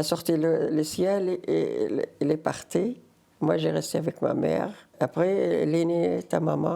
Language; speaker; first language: French; non-native, learner; Riffian